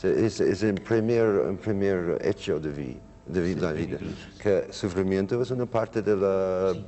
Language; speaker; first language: Spanish; non-native, learner; English